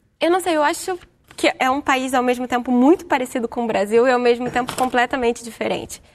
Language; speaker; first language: Portuguese; native; Portuguese